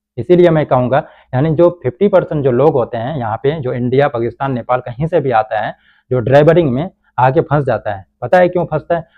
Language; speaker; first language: Hindi; native; Hindi